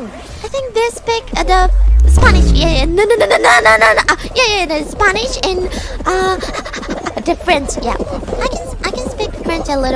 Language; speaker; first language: English; non-native, learner; Japanese